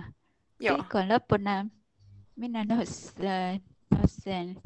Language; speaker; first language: Finnish; non-native, learner; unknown